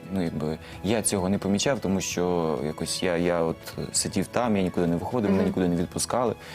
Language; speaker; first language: Ukrainian; native; Ukrainian